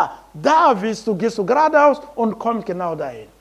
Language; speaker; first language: German; non-native, learner; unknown